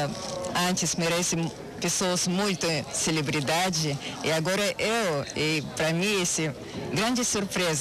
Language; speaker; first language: Portuguese; non-native, learner; Russian